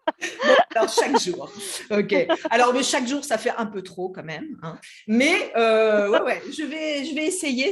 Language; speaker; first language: French; native; French